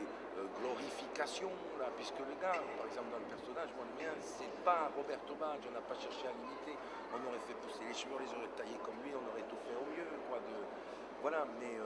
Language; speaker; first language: French; native; French